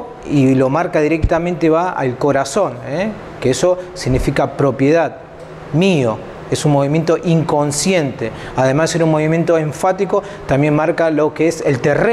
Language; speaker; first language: Spanish; native; Spanish